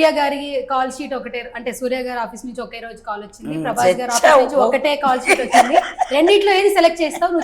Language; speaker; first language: Telugu; native; Telugu